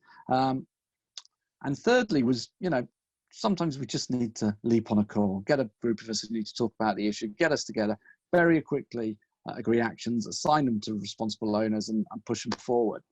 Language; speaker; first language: English; native; English